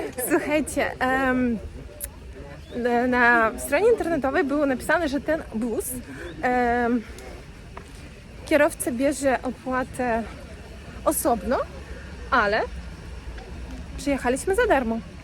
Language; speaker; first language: Polish; non-native, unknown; Russian